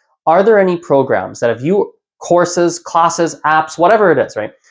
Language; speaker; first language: English; native; English